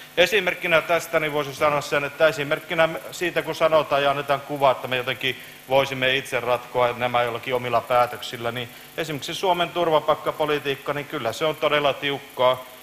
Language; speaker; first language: Finnish; native; Finnish